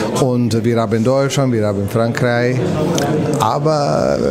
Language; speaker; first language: German; non-native, fluent; French